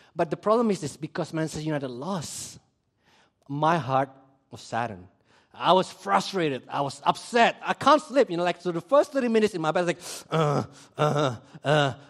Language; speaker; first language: English; early bilingual, other home language; Indonesian